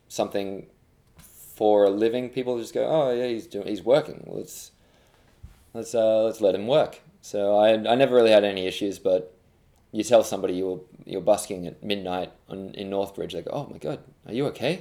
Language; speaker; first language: English; native; English